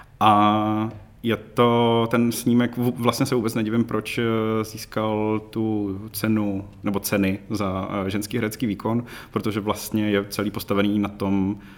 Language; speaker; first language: Czech; native; Czech